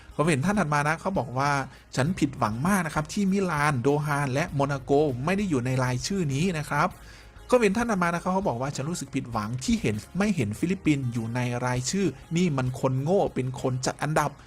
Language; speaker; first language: Thai; native; Thai